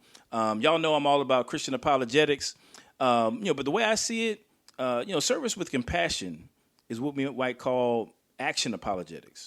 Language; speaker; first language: English; native; English